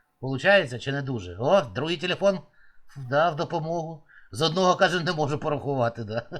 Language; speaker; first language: Ukrainian; native; Ukrainian